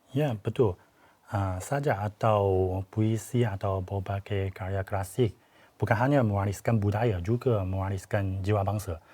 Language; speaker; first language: Malay; non-native, fluent; Chinese